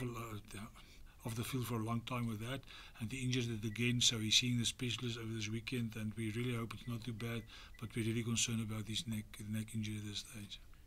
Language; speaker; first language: English; non-native, local second language; Afrikaans